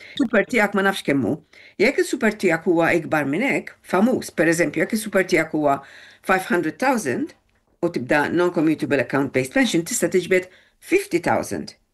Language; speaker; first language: Maltese; early bilingual, heritage; Maltese